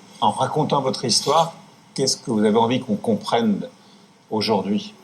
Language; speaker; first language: French; native; French